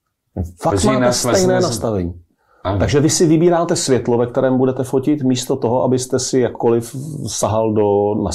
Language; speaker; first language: Czech; native; Czech